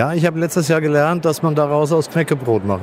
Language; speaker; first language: German; native; German